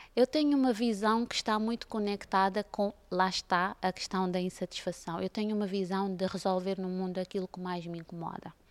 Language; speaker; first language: Portuguese; non-native, local second language; Kabuverdianu